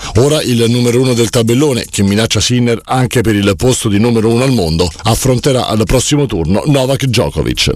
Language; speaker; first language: Italian; native; Italian